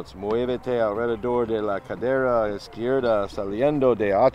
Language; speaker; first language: Spanish; non-native, learner; English